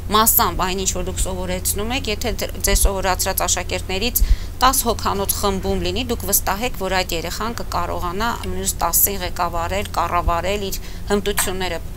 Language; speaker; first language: Armenian; native; Armenian